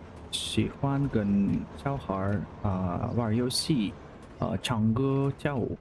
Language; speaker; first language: Chinese; non-native, learner; Russian